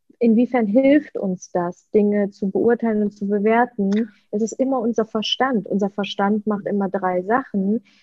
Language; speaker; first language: German; early bilingual, other home language; Russian